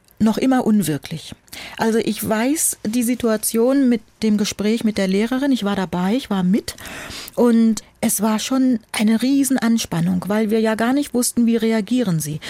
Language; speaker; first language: German; native; German